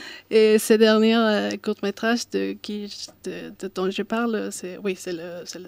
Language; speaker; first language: French; non-native, fluent; Spanish